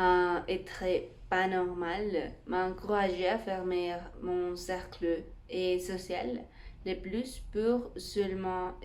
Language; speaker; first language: French; non-native, fluent; Spanish